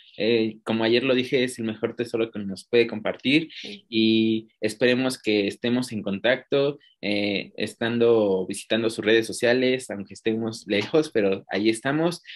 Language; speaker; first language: Spanish; native; Spanish